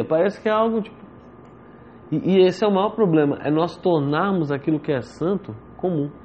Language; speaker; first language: Portuguese; native; Portuguese